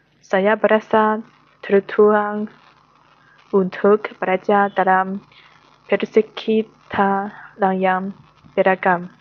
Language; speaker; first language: Indonesian; non-native, learner; Chinese